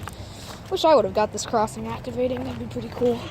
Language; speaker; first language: English; native; English